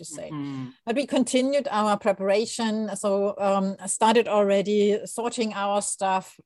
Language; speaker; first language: English; non-native, fluent; German